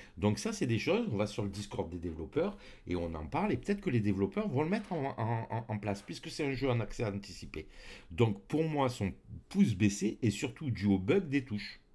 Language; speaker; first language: French; native; French